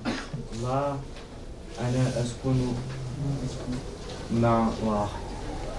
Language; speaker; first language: Arabic; non-native, learner; Bosnian